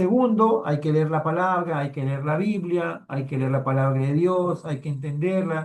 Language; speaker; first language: Spanish; native; Spanish